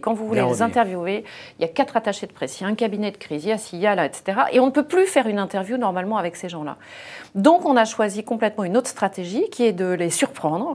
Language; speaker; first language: French; native; French